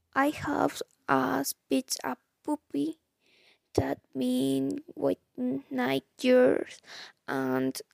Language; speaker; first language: English; non-native, fluent; Spanish